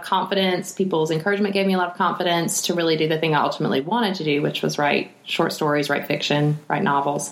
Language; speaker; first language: English; native; English